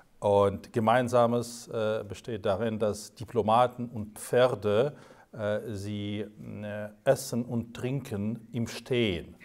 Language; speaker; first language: German; non-native, fluent; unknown